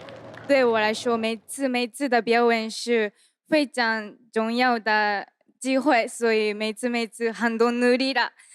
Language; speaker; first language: Chinese; non-native, learner; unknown